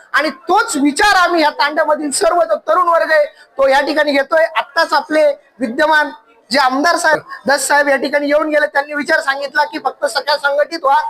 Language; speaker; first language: Marathi; non-native, local second language; Lambadi